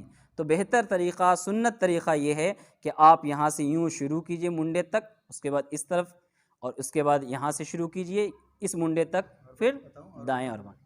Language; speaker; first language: Urdu; native; Urdu